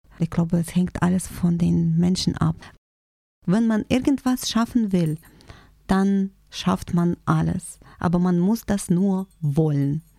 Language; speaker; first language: German; non-native, fluent; Russian